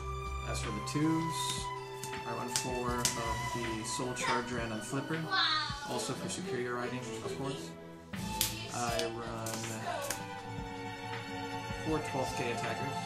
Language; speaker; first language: English; native; English